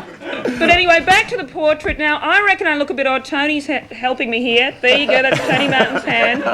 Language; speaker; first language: English; native; English